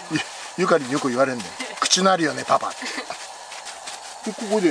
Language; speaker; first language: Japanese; native; Japanese